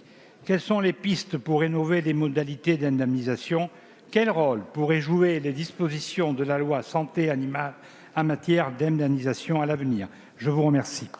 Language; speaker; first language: French; native; French